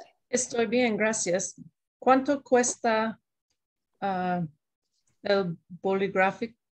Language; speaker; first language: Spanish; non-native, learner; English